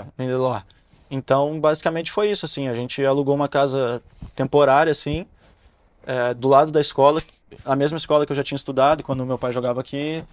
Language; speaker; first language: Portuguese; native; Portuguese